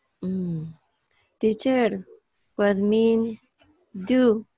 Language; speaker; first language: English; non-native, learner; Spanish